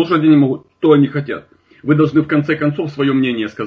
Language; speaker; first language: Russian; native; Russian